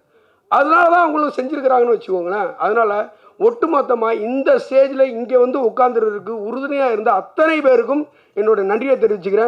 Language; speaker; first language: Tamil; native; Tamil